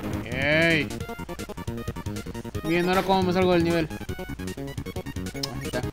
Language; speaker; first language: Spanish; native; Spanish